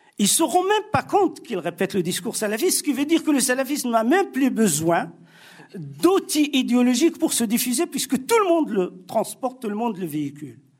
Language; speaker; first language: French; non-native, local second language; Arabic